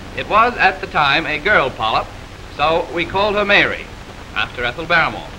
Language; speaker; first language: English; native; English